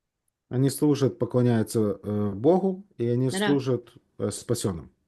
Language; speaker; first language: Russian; native; Russian